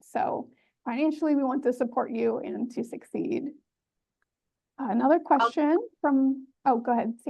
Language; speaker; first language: English; native; English